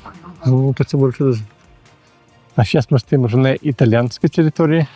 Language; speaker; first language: Russian; native; Russian